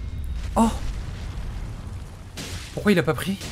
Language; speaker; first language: French; native; French